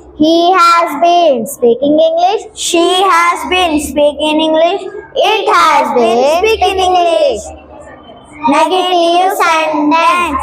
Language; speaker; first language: English; non-native, learner; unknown